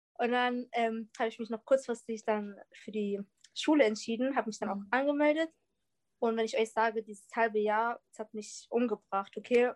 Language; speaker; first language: German; early bilingual, other home language; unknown